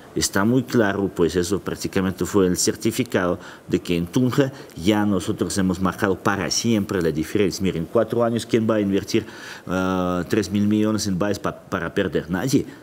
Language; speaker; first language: Spanish; non-native, fluent; Russian